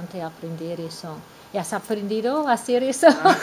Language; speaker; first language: Spanish; non-native, fluent; English